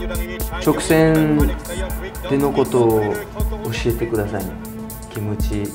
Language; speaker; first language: Japanese; non-native, fluent; French